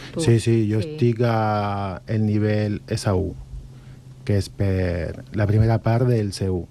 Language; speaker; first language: Catalan; non-native, fluent; Spanish